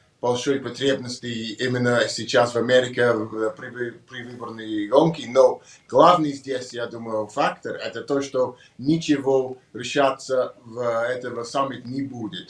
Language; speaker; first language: Russian; non-native, learner; English